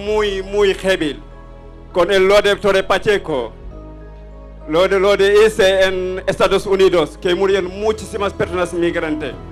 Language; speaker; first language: Spanish; non-native, fluent; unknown